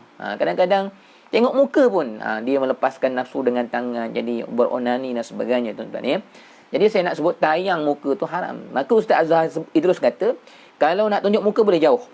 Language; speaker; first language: Malay; native; Malay